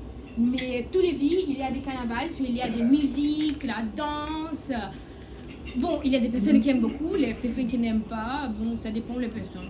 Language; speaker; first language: French; non-native, learner; Portuguese